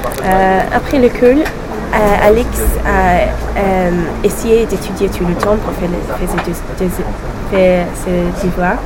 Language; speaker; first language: French; non-native, learner; English